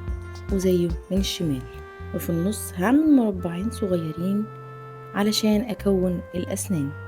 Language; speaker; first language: Arabic; native; Arabic